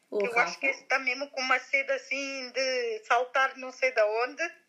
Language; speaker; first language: Portuguese; native; Portuguese